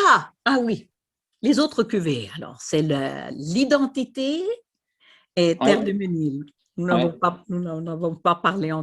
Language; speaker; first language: French; non-native, fluent; Swedish